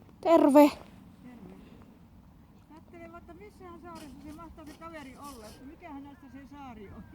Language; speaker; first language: Finnish; native; Finnish